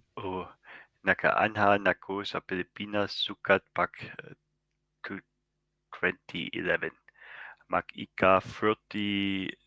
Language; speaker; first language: Cebuano; non-native, learner; German